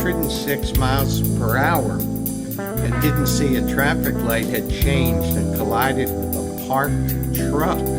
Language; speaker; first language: English; native; English